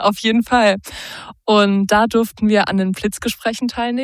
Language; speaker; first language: German; native; German